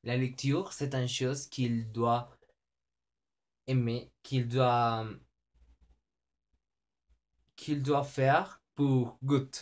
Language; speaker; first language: French; non-native, learner; Spanish